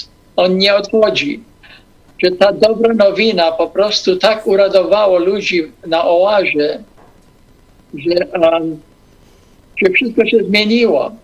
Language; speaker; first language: Polish; non-native, fluent; English